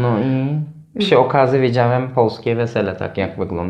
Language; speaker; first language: Polish; non-native, learner; Turkish